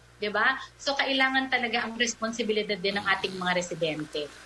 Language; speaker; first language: Filipino; native; Filipino